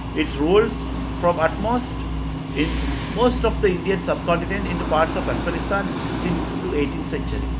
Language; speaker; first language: English; non-native, local second language; Sinhala